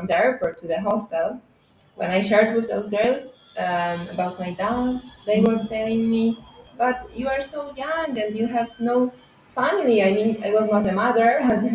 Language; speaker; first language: English; non-native, fluent; Polish